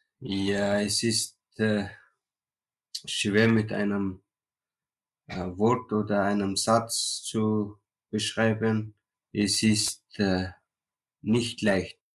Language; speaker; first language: German; non-native, learner; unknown